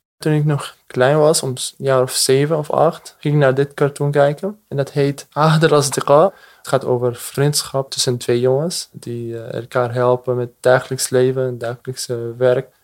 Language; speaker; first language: Dutch; non-native, fluent; Arabic